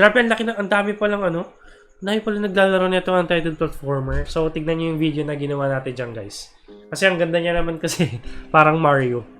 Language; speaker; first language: Filipino; native; Filipino